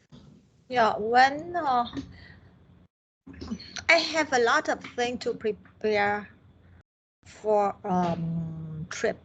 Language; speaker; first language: English; non-native, learner; Vietnamese